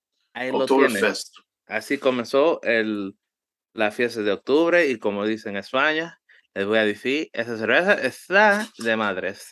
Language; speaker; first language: Spanish; early bilingual, heritage; Spanish